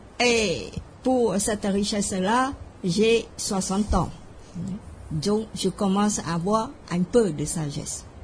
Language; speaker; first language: French; non-native, fluent; Khmer